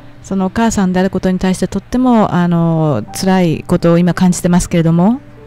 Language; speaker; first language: Japanese; native; Japanese